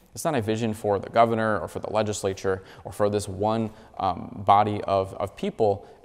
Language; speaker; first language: English; native; English